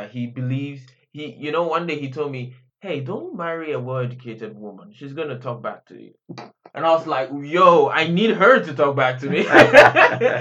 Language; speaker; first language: English; non-native, local second language; Akan